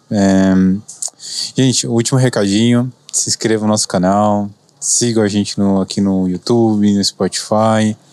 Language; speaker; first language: Portuguese; native; Portuguese